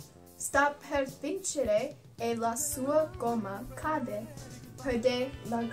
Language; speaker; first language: Italian; non-native, learner; English